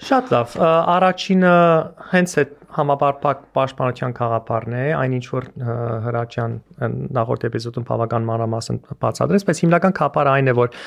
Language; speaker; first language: Armenian; native; Armenian